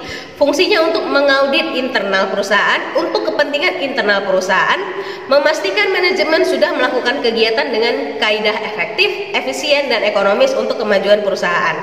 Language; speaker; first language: Indonesian; native; Indonesian